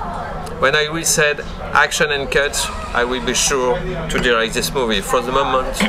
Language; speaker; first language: English; non-native, learner; French